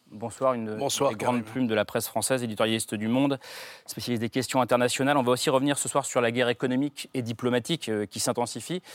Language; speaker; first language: French; native; French